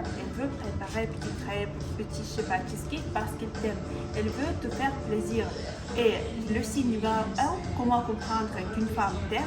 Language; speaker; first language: French; non-native, local second language; Ukrainian